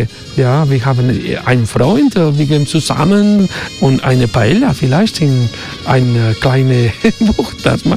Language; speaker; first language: German; non-native, learner; Spanish